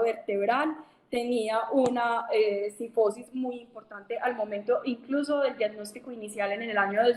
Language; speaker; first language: Spanish; native; Spanish